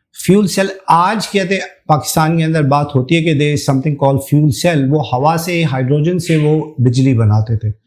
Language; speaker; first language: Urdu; native; Urdu